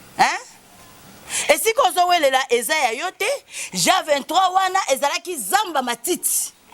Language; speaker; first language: Lingala; non-native, local second language; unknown